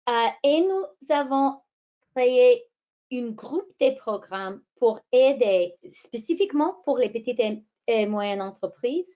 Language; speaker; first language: French; non-native, fluent; English